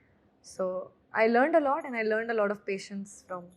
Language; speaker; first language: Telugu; non-native, fluent; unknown